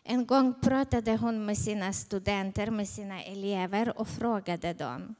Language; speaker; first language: Swedish; non-native, fluent; Ukrainian